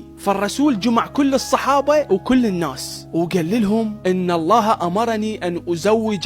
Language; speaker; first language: Arabic; native; Arabic